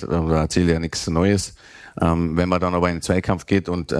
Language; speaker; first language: German; native; German